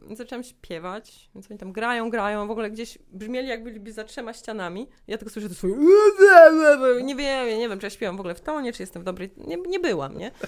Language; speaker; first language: Polish; native; Polish